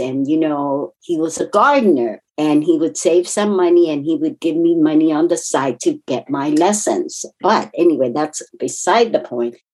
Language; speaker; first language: English; non-native, fluent; Japanese